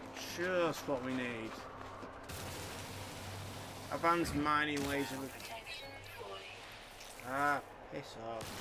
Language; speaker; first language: English; native; English